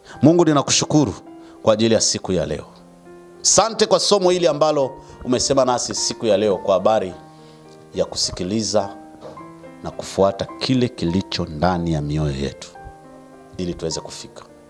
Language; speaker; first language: Swahili; native; Swahili